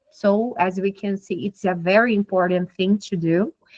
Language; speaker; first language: English; non-native, fluent; Portuguese